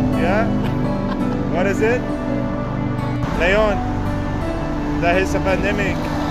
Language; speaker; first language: Filipino; non-native, fluent; Arabic